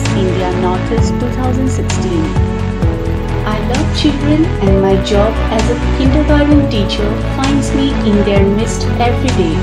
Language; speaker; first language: English; non-native, local second language; Assamese